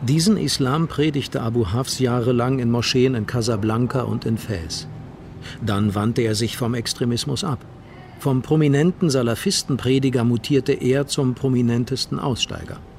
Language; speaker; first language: German; native; German